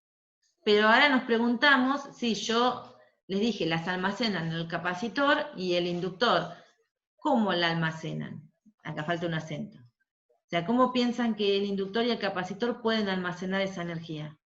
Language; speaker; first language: Spanish; native; Spanish